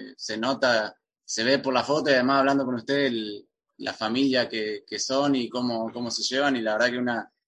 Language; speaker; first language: Spanish; native; Spanish